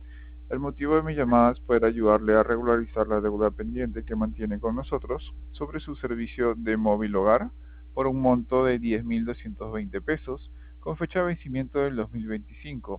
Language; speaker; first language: Spanish; native; Spanish